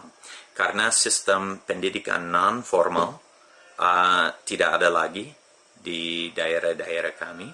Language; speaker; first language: Indonesian; non-native, fluent; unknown